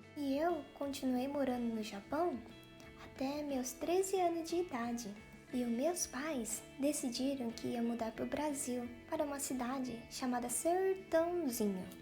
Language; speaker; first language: Portuguese; native; Portuguese